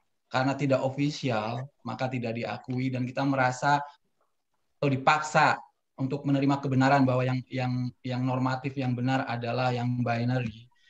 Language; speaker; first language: Indonesian; native; Indonesian